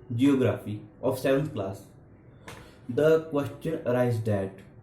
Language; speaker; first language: English; non-native, local second language; Punjabi